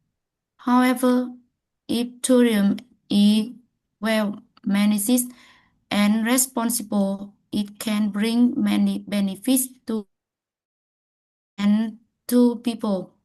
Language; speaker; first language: English; non-native, learner; Vietnamese